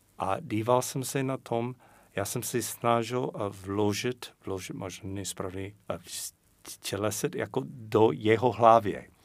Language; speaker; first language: Czech; non-native, fluent; English